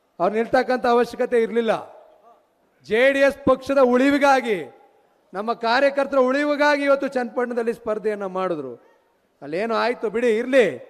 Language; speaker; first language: Kannada; native; Kannada